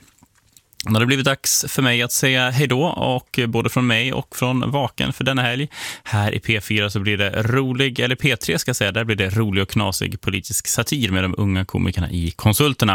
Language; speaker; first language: Swedish; native; Swedish